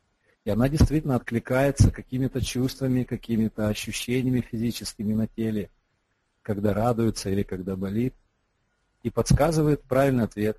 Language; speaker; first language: Russian; native; Russian